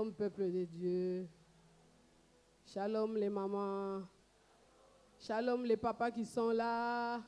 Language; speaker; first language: French; non-native, local second language; Lingala